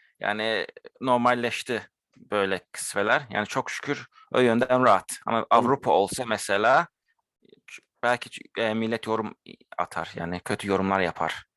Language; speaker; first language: Turkish; early bilingual, heritage; Turkish